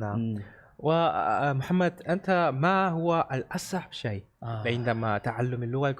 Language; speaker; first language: Arabic; non-native, learner; Korean